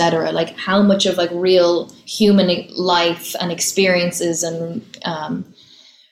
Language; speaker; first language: English; native; English